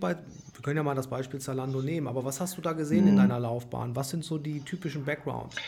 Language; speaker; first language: German; native; German